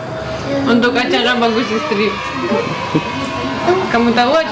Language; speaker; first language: Indonesian; non-native, learner; Russian